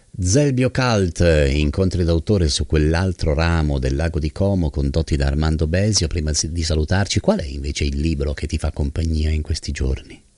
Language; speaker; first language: Italian; native; Italian